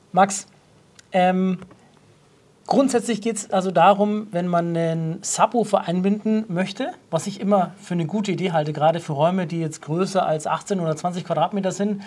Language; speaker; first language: German; native; German